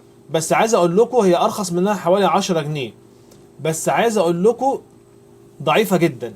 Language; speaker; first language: Arabic; native; Arabic